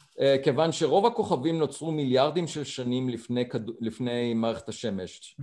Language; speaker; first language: Hebrew; native; Hebrew